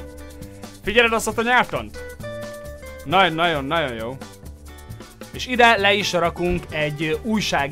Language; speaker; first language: Hungarian; native; Hungarian